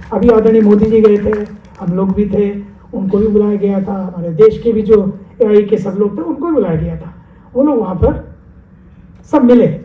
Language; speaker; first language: Hindi; native; Hindi